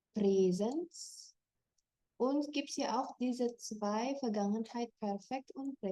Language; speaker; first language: German; non-native, fluent; Indonesian